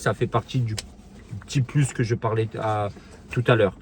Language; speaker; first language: French; native; French